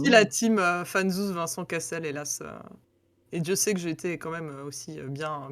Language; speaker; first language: French; native; French